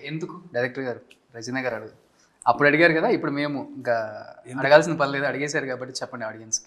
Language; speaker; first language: Telugu; native; Telugu